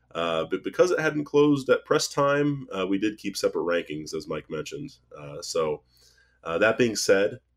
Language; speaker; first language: English; native; English